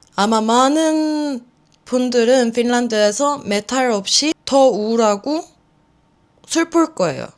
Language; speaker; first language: Korean; non-native, fluent; Finnish